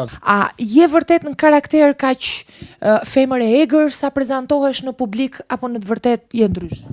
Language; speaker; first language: Albanian; native; Albanian